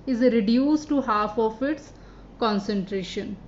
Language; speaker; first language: English; non-native, local second language; Punjabi